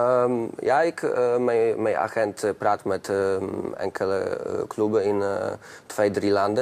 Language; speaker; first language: Dutch; non-native, learner; Polish